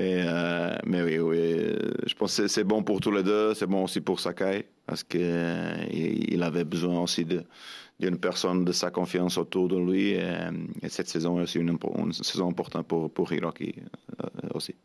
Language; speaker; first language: French; non-native, fluent; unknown